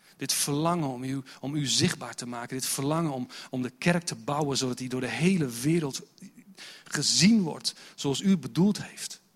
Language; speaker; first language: Dutch; non-native, fluent; English